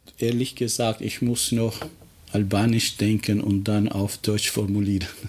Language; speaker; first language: German; non-native, fluent; Albanian